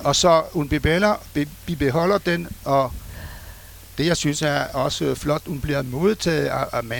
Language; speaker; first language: Danish; non-native, fluent; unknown